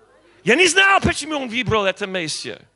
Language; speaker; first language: Russian; non-native, learner; English